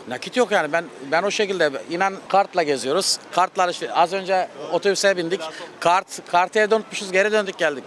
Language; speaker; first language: Turkish; native; Turkish